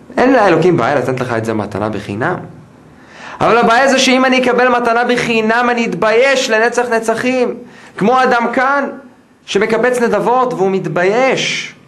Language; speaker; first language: Hebrew; non-native, fluent; English